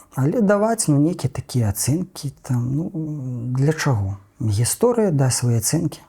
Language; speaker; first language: Belarusian; non-native, local second language; Russian